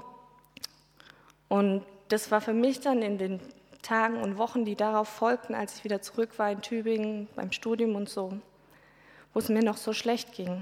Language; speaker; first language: German; native; German